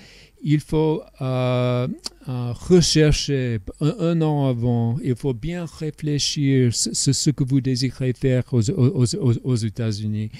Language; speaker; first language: French; non-native, fluent; English